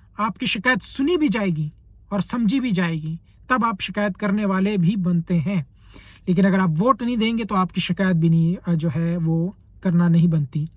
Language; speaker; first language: Urdu; native; Urdu